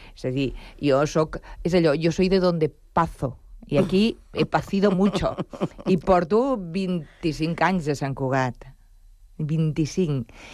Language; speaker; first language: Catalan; non-native, local second language; Spanish